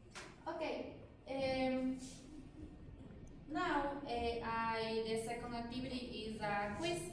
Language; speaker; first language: English; non-native, learner; Spanish